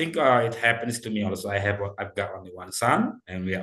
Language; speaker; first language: English; non-native, fluent; Indonesian